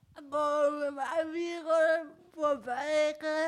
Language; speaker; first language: Spanish; non-native, learner; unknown